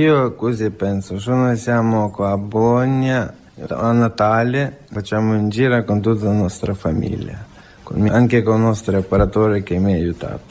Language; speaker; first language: Italian; non-native, learner; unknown